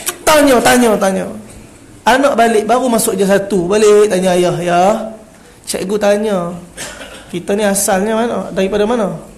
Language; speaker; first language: Malay; native; Malay